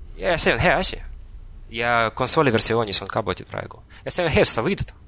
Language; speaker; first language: Estonian; non-native, local second language; Russian